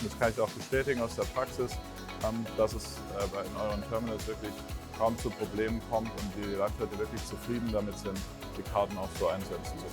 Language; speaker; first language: German; native; German